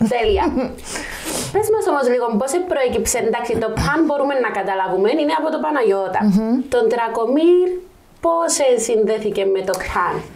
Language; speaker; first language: Greek; native; Greek